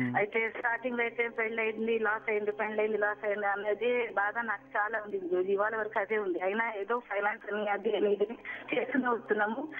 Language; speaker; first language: Telugu; non-native, local second language; Marathi